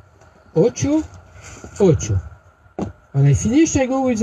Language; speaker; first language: English; non-native, learner; French